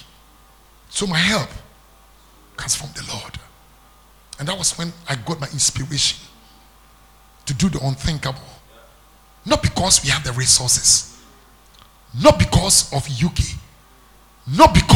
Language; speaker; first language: English; non-native, local second language; Akan